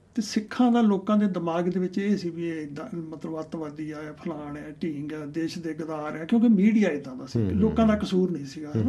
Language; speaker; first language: Punjabi; native; Punjabi